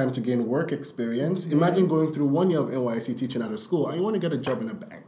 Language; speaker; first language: English; non-native, local second language; Yoruba